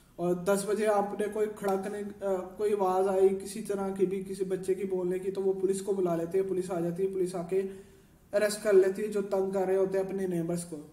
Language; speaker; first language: Urdu; non-native, local second language; Punjabi